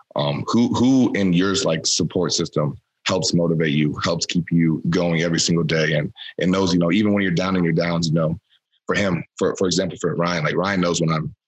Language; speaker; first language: English; native; English